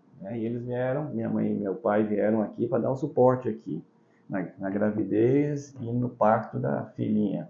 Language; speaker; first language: Portuguese; early bilingual, other home language; Chinese